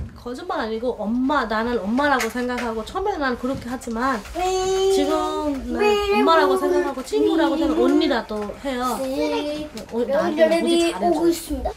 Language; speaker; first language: Korean; non-native, fluent; Bangla